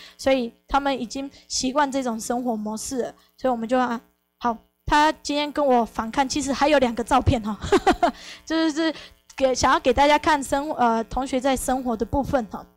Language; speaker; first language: Chinese; non-native, fluent; Spanish